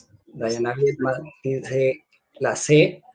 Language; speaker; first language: Spanish; native; Spanish